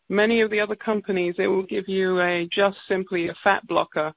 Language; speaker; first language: English; native; English